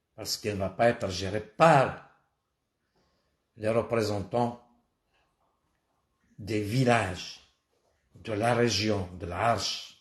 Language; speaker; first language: French; non-native, local second language; Kabyle